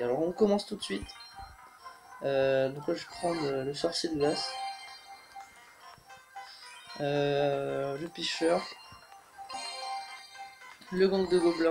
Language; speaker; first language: French; native; French